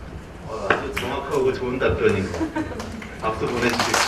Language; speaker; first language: Korean; native; Korean